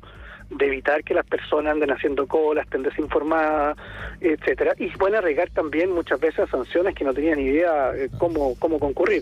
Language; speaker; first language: Spanish; native; Spanish